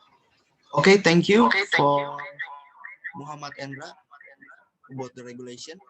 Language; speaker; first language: English; non-native, learner; Indonesian